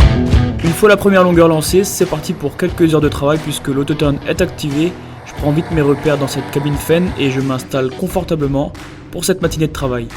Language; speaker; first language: French; native; French